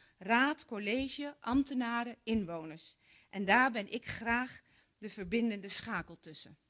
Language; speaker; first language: Dutch; native; Dutch